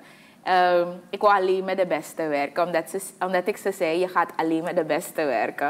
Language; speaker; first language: Dutch; native; Dutch